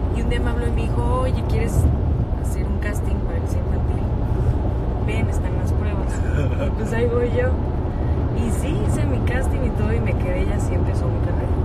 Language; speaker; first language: Spanish; early bilingual, other home language; French